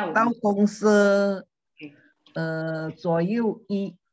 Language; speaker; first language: Chinese; non-native, learner; Indonesian